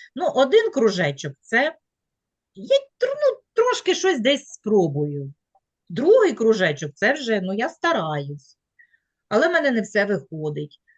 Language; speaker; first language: Ukrainian; native; Ukrainian